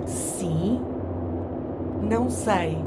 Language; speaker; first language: Portuguese; non-native, learner; English